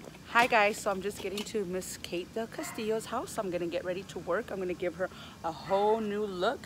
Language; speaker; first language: English; early bilingual, other home language; Spanish